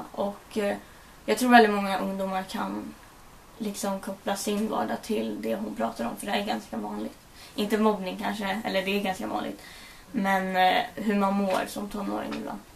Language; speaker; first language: Swedish; native; Swedish